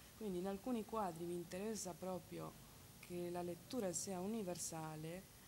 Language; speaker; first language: Italian; non-native, fluent; Spanish